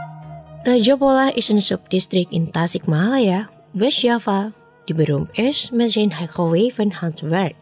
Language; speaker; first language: Dutch; non-native, learner; Indonesian